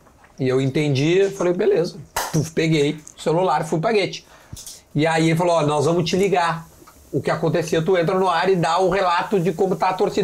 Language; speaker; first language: Portuguese; native; Portuguese